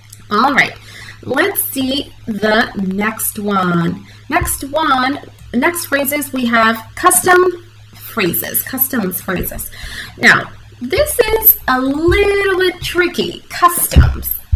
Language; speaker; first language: English; early bilingual, other home language; Spanish